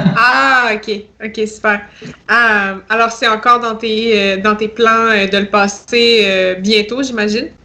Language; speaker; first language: French; native; French